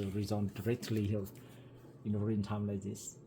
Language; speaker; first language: English; non-native, learner; Vietnamese